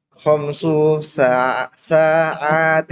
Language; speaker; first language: Arabic; non-native, learner; Indonesian